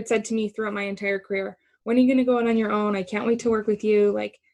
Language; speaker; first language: English; native; English